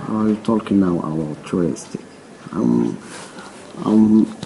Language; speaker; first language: English; non-native, learner; Arabic